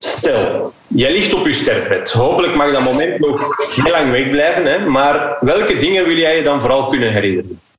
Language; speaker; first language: Dutch; native; Dutch